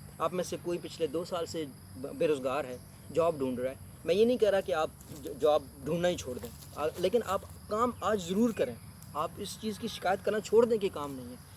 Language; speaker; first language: Urdu; non-native, local second language; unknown